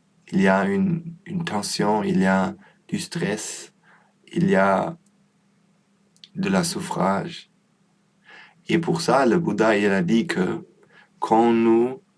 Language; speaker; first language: French; non-native, learner; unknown